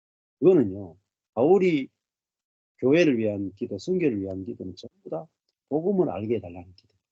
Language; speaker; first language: Korean; native; Korean